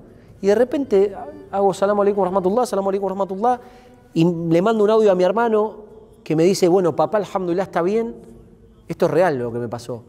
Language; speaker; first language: Spanish; native; Spanish